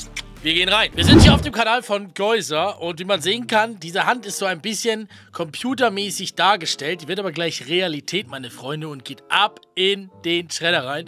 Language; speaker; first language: German; native; German